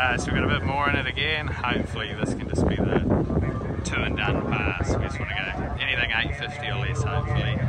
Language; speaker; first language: English; native; English